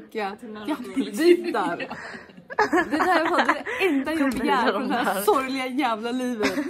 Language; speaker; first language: Swedish; native; Swedish